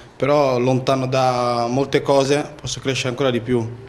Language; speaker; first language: Italian; native; Italian